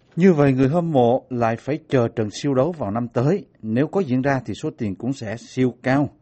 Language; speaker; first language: Vietnamese; native; Vietnamese